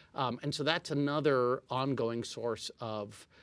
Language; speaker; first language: English; non-native, fluent; Arabic